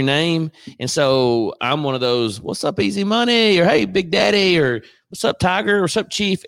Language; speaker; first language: English; native; English